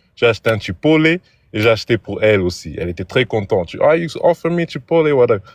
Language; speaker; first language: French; non-native, local second language; Lingala